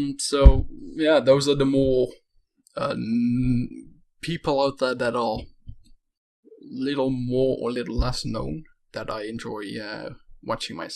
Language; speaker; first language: English; non-native, fluent; Dutch